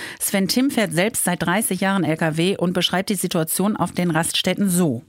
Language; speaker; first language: German; native; German